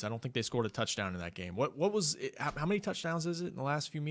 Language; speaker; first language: English; native; English